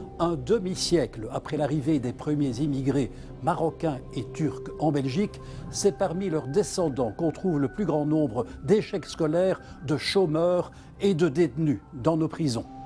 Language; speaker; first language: French; native; French